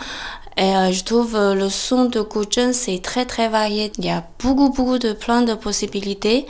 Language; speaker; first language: French; non-native, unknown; Chinese